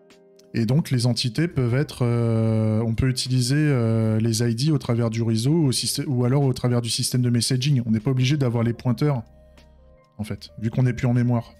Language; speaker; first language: French; native; French